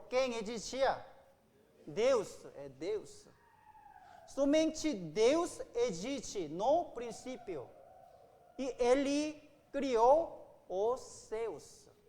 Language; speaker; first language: Portuguese; non-native, fluent; Korean